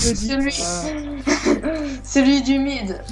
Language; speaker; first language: French; native; French